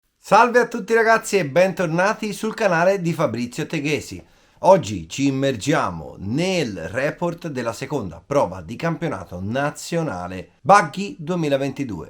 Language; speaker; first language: Italian; native; Italian